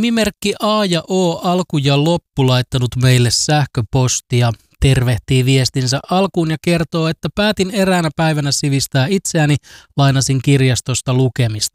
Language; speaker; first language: Finnish; native; Finnish